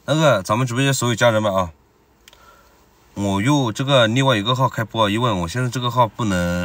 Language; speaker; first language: Chinese; native; Chinese